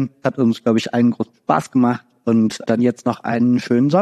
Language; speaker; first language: German; native; German